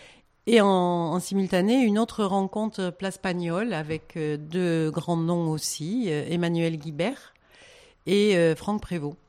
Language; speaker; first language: French; native; French